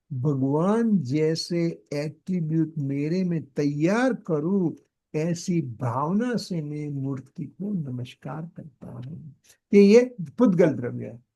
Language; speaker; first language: Hindi; non-native, local second language; Gujarati